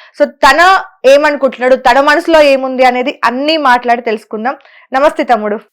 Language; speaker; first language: Telugu; native; Telugu